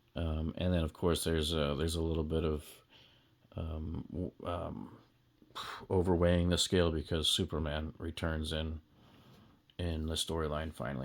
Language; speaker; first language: English; native; English